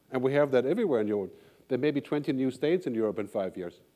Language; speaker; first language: English; non-native, fluent; German